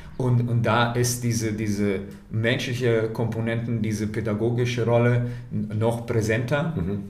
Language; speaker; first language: German; non-native, fluent; Italian